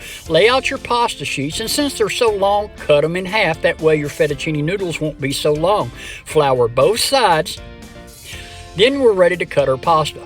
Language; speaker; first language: English; native; English